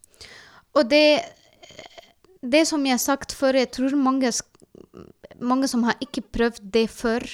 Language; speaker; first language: Norwegian; non-native, learner; Arabic